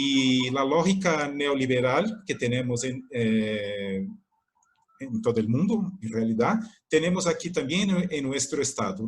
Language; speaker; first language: Spanish; non-native, fluent; Portuguese